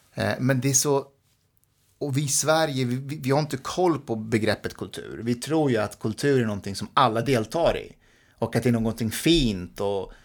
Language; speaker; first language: Swedish; early bilingual, other home language; Persian